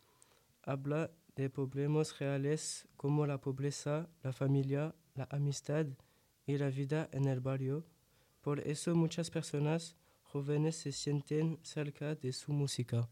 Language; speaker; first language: Spanish; non-native, learner; French